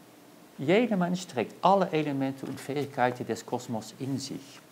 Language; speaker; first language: German; non-native, learner; Dutch